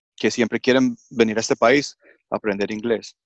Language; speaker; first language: Spanish; early bilingual, heritage; English